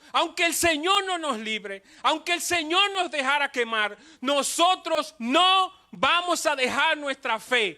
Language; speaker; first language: Spanish; native; Spanish